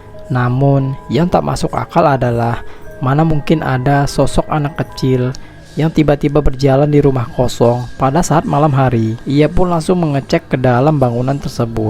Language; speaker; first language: Indonesian; native; Indonesian